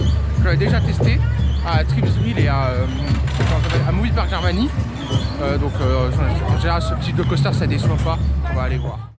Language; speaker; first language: French; native; French